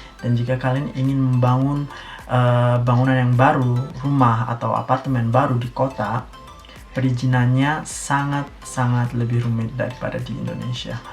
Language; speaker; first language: Indonesian; native; Indonesian